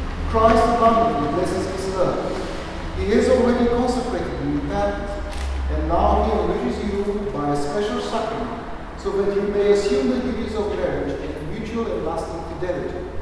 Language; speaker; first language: English; non-native, fluent; Romanian